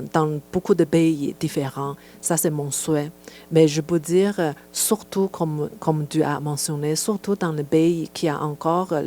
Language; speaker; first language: French; non-native, fluent; Chinese